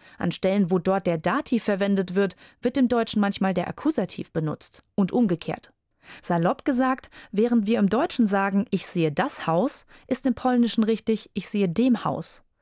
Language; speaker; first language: German; native; German